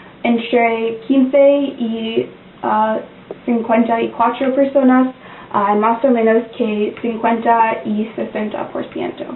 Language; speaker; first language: Spanish; non-native, learner; English